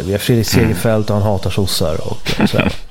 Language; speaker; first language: Swedish; native; Swedish